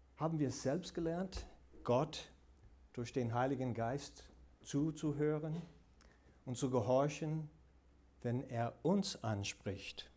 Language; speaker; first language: German; non-native, fluent; English